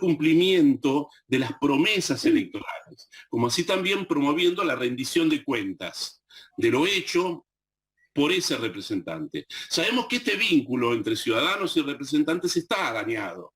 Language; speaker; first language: Spanish; native; Spanish